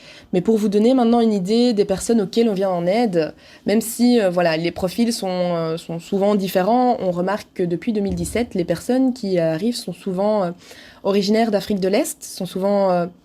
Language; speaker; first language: French; native; French